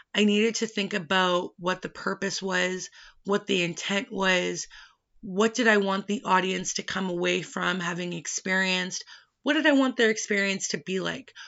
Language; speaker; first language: English; native; English